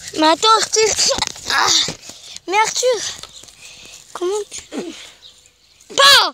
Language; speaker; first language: French; native; French